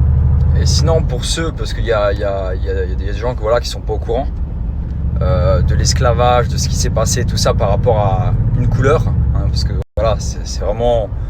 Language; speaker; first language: French; native; French